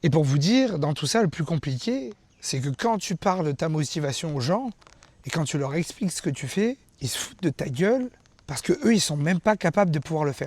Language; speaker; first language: French; native; French